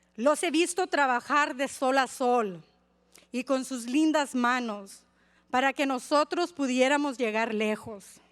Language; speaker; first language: Spanish; early bilingual, heritage; Spanish